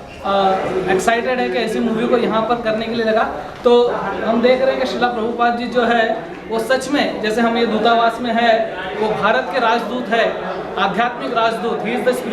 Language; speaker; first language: Hindi; native; Hindi